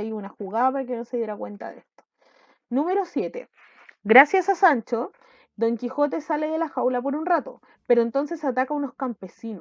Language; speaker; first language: Spanish; native; Spanish